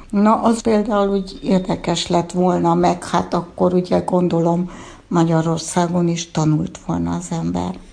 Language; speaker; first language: Hungarian; early bilingual, heritage; Hungarian